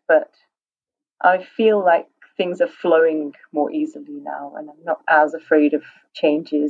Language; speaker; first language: English; native; English